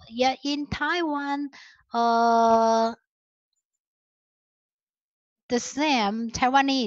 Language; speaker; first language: English; non-native, learner; Chinese